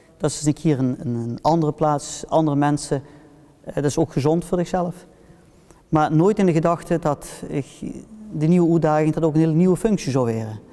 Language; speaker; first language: Dutch; early bilingual, heritage; Dutch